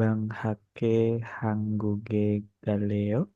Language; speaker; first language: Korean; non-native, learner; Indonesian